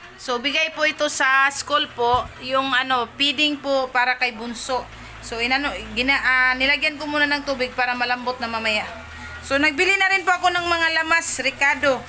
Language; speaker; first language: Filipino; non-native, local second language; Cebuano